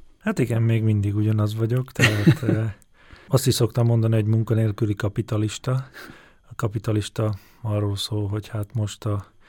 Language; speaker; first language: Hungarian; native; Hungarian